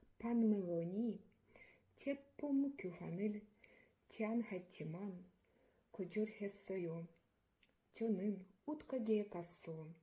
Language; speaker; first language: Korean; non-native, learner; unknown